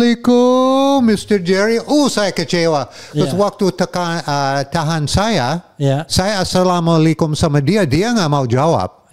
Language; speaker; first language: Indonesian; non-native, fluent; English